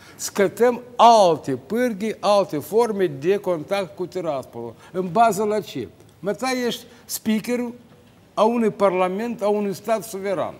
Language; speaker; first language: Romanian; native; Romanian